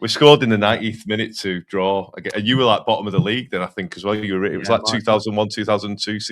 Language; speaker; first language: English; native; English